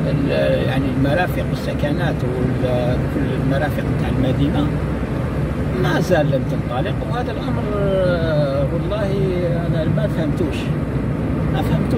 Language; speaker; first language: Arabic; native; Arabic